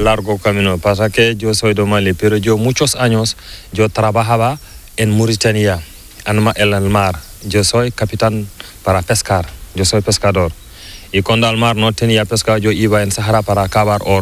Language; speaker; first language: Spanish; non-native, learner; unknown